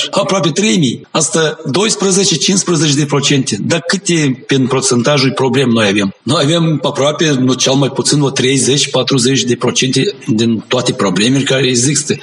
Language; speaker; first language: Romanian; non-native, local second language; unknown